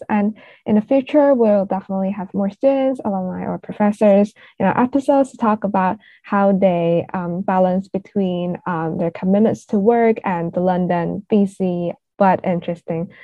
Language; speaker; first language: English; non-native, local second language; Cantonese